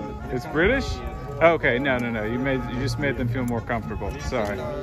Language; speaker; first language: English; native; English